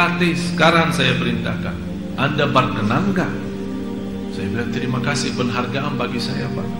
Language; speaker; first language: Indonesian; non-native, fluent; Arabic